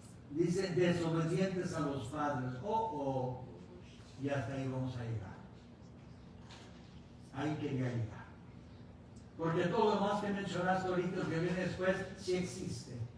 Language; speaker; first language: Spanish; early bilingual, heritage; Spanish